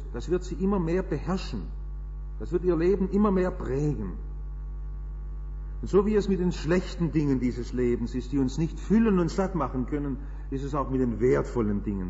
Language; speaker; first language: German; native; German